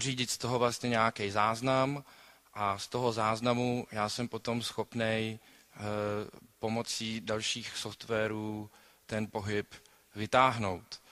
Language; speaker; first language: Czech; native; Czech